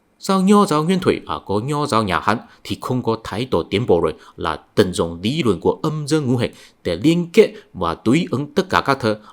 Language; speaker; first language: Vietnamese; non-native, fluent; Chinese